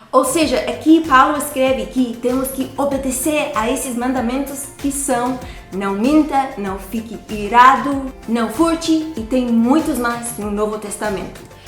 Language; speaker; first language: Portuguese; non-native, fluent; English